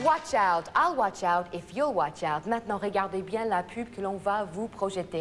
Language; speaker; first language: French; non-native, fluent; English